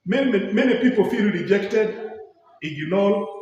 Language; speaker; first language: English; non-native, local second language; Swahili